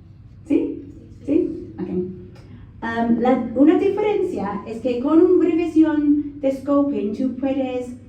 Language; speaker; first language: Spanish; non-native, learner; English